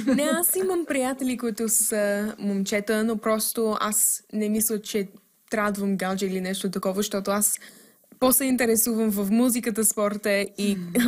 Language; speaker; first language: Bulgarian; early bilingual, heritage; English